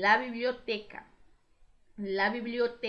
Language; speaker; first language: Spanish; non-native, fluent; Portuguese